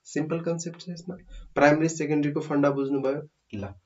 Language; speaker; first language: English; non-native, local second language; Nepali